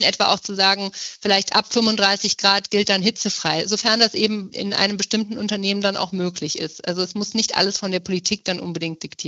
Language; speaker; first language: German; native; German